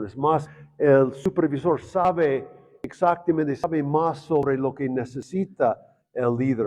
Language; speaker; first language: Spanish; non-native, fluent; English